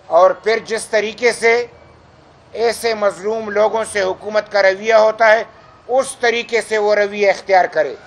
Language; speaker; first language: Urdu; non-native, local second language; Pashto